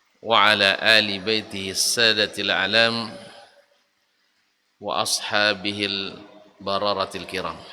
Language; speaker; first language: Arabic; non-native, fluent; Indonesian